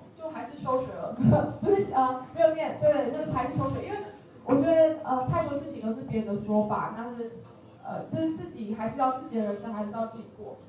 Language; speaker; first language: Chinese; native; Chinese